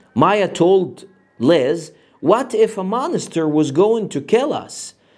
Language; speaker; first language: English; non-native, fluent; Arabic